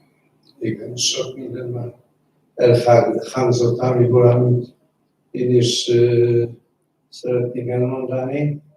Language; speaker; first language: Hungarian; non-native, fluent; Polish